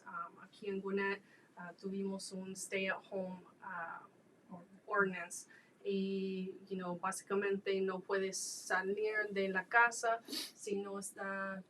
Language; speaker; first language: Spanish; non-native, fluent; English